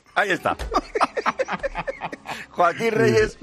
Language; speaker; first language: Spanish; native; Spanish